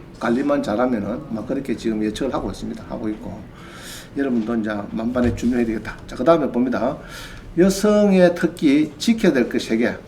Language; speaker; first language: Korean; native; Korean